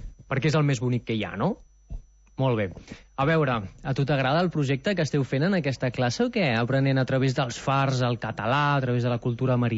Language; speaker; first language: Catalan; native; Catalan